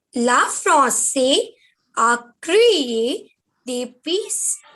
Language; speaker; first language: French; non-native, learner; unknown